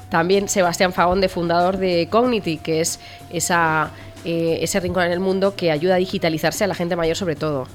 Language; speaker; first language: Spanish; native; Spanish